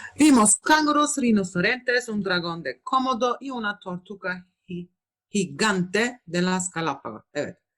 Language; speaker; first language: Spanish; non-native, fluent; Turkish